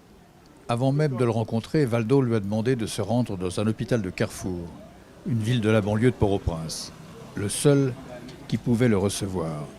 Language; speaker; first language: French; native; French